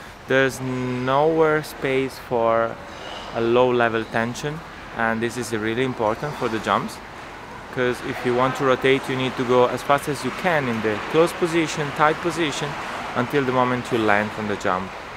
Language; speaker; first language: English; non-native, fluent; Italian